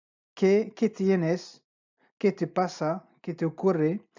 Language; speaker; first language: Spanish; non-native, fluent; Arabic